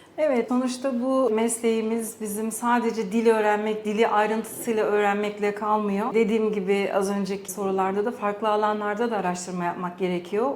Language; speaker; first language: Turkish; early bilingual, heritage; Turkish